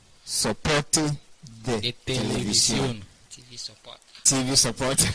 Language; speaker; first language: Spanish; non-native, learner; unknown